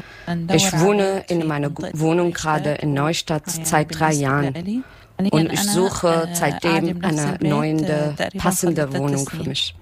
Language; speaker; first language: German; non-native, learner; Arabic